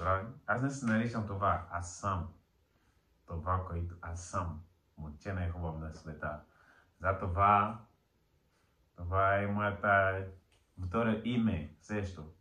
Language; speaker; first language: Bulgarian; non-native, learner; Portuguese